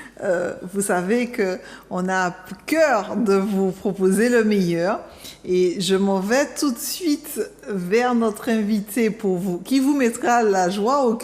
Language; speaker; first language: French; native; French